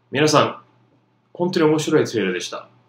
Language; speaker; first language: Japanese; non-native, fluent; English